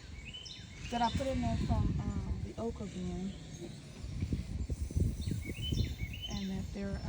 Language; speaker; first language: English; native; English